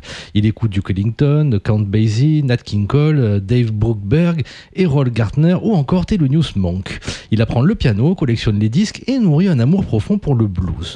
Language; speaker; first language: French; native; French